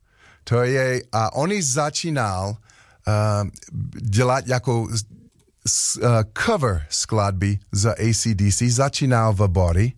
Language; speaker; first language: Czech; non-native, learner; English